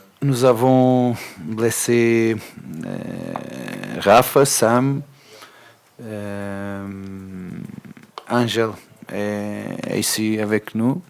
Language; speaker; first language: French; non-native, fluent; Portuguese